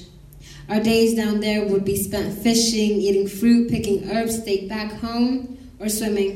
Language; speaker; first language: English; non-native, local second language; Kinyarwanda